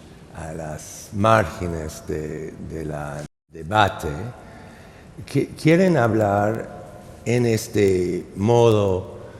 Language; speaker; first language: Spanish; non-native, fluent; English